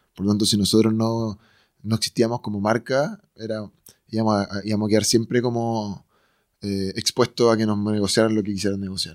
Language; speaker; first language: Spanish; native; Spanish